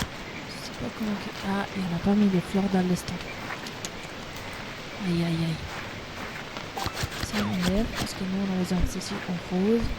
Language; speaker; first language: French; non-native, fluent; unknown